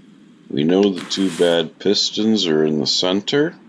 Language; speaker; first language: English; native; English